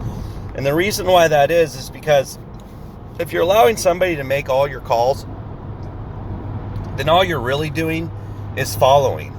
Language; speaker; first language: English; native; English